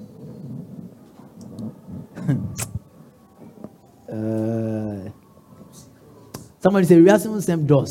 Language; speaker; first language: English; non-native, local second language; Ga